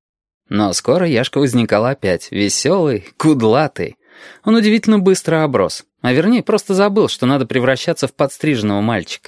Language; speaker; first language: Russian; native; Russian